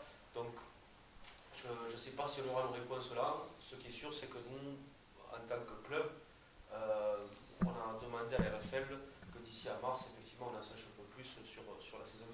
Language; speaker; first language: French; native; French